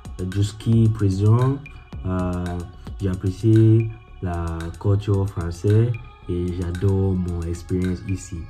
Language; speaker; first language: French; non-native, learner; Yoruba